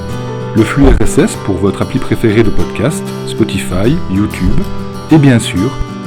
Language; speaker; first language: French; native; French